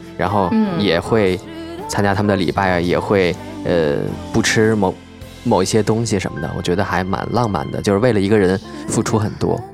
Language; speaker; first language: Chinese; native; Chinese